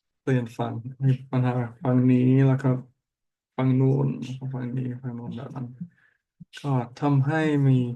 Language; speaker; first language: Thai; non-native, learner; English